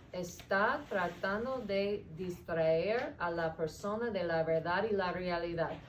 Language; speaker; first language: Spanish; non-native, fluent; English